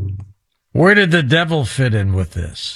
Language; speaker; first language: English; native; English